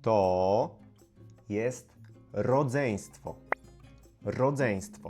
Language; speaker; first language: Polish; native; Polish